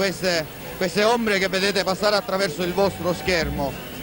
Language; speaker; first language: Italian; native; Italian